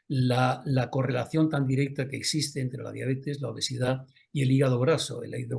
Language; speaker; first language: Spanish; native; Spanish